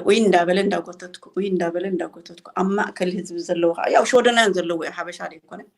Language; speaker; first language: Tigrinya; native; Tigrinya